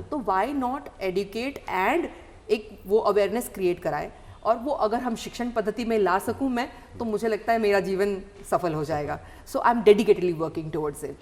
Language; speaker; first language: Hindi; non-native, local second language; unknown